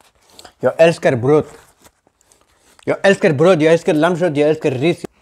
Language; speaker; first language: Swedish; non-native, learner; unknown